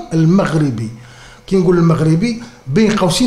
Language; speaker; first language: Arabic; native; Arabic